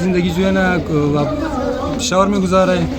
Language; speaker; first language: Hindi; non-native, local second language; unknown